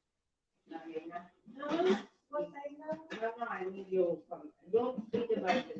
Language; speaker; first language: English; non-native, learner; French